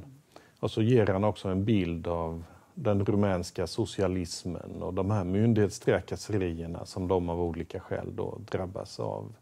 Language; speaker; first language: Swedish; native; Swedish